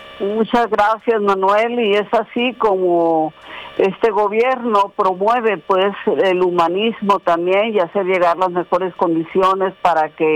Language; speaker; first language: Spanish; native; Spanish